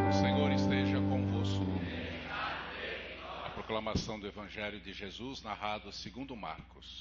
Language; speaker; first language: Portuguese; native; Portuguese